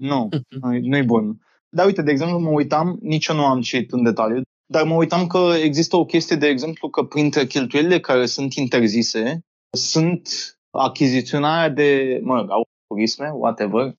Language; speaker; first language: Romanian; native; Romanian